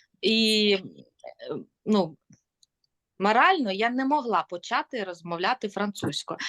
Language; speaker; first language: Ukrainian; non-native, local second language; Russian